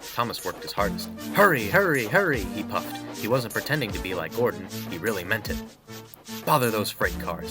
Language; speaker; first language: English; native; English